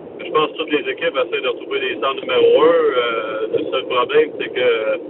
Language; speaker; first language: French; native; French